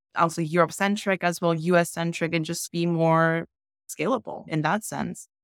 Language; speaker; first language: English; native; English